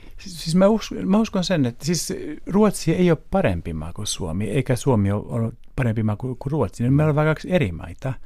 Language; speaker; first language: Finnish; non-native, local second language; Swedish